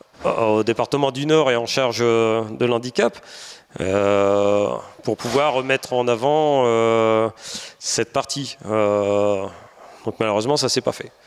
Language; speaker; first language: French; native; French